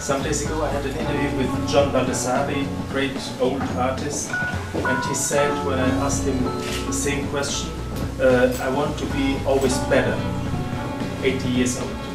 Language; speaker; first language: English; non-native, fluent; German